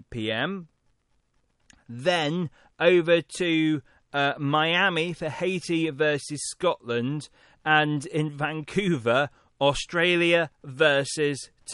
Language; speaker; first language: English; native; English